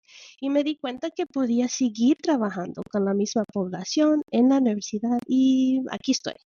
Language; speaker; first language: Spanish; early bilingual, heritage; Spanish